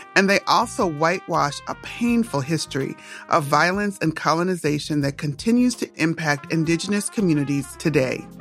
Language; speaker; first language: English; native; English